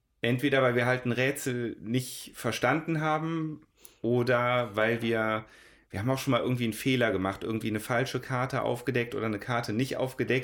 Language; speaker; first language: German; native; German